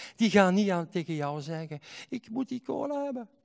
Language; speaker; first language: Dutch; native; Dutch